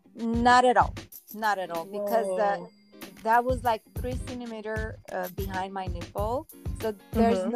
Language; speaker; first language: English; early bilingual, other home language; Armenian